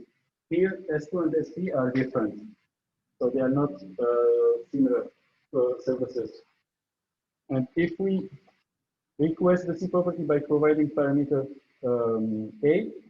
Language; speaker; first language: English; non-native, fluent; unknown